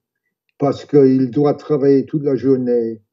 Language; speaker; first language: French; non-native, fluent; English